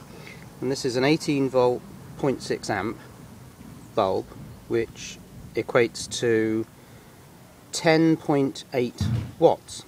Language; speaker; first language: English; native; English